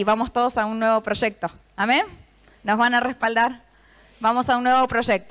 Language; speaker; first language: Spanish; native; Spanish